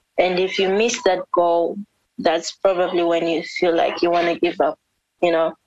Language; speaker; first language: English; non-native, local second language; North Ndebele